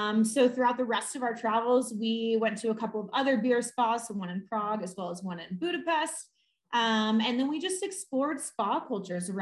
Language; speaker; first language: English; native; English